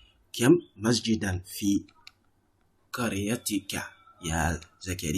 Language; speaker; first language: Arabic; non-native, fluent; English